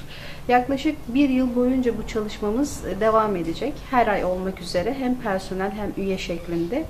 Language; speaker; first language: Turkish; native; Turkish